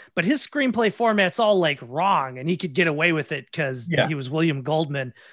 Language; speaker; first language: English; native; English